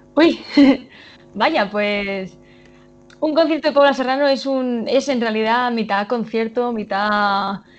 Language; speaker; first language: Spanish; native; Spanish